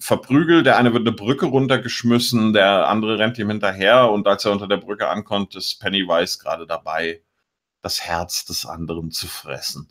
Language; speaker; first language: German; native; German